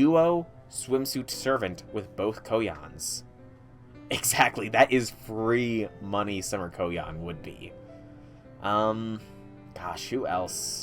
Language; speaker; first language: English; native; English